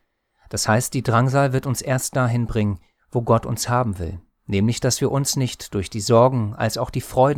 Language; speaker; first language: German; native; German